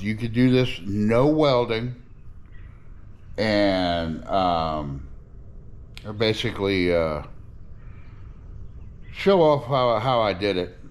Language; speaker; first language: English; native; English